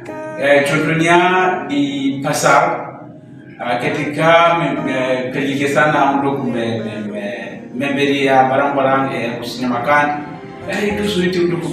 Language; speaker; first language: Indonesian; non-native, learner; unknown